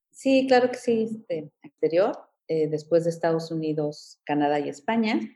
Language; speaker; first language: Spanish; early bilingual, heritage; Spanish